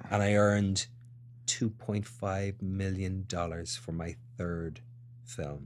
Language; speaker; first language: English; native; English